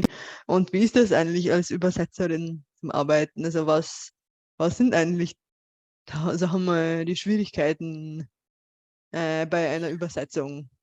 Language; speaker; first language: German; non-native, fluent; Bulgarian